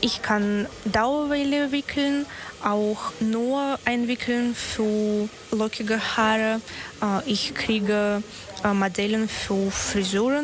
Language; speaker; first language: German; non-native, learner; Russian